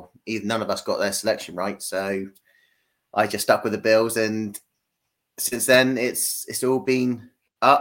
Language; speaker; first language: English; native; English